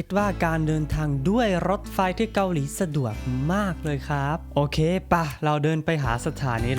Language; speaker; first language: Thai; non-native, fluent; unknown